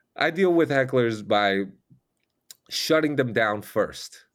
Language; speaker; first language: English; non-native, fluent; Chinese